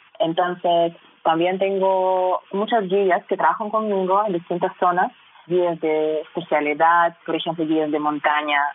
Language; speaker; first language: Spanish; non-native, fluent; Russian